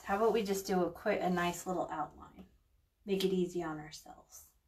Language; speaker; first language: English; early bilingual, other home language; Spanish